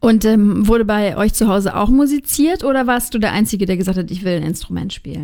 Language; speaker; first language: German; native; German